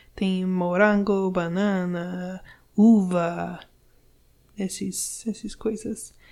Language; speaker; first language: Portuguese; non-native, learner; English